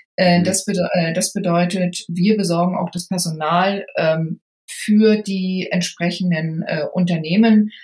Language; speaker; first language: German; native; German